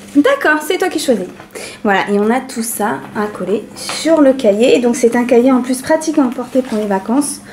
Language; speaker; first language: French; native; French